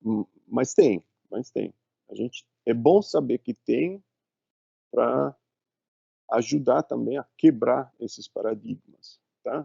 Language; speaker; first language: Portuguese; non-native, fluent; Italian